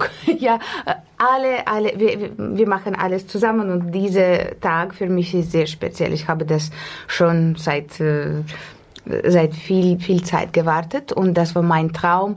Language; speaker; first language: German; non-native, learner; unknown